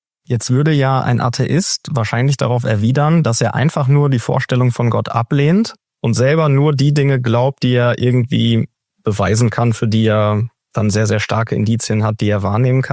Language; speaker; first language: German; native; German